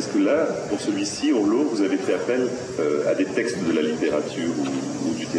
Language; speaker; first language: French; native; French